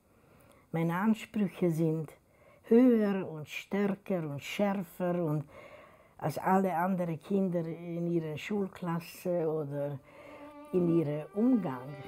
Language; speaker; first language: German; non-native, fluent; Hungarian